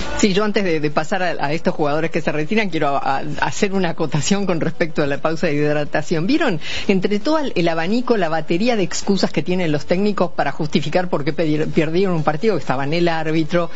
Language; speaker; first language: Spanish; native; Spanish